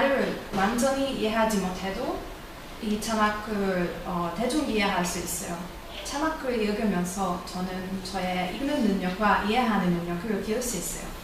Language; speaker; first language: Korean; non-native, learner; Hungarian